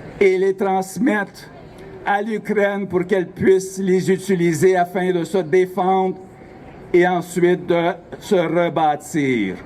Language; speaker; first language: French; non-native, local second language; Ukrainian